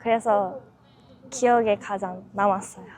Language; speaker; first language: Korean; non-native, learner; Japanese